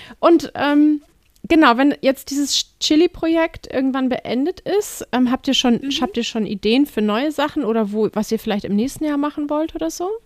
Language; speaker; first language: German; native; German